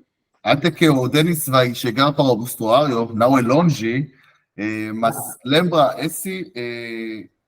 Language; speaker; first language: Portuguese; non-native, fluent; Hebrew